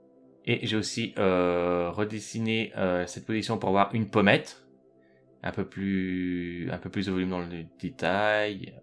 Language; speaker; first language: French; native; French